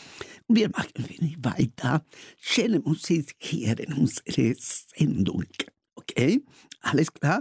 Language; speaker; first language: German; non-native, learner; Spanish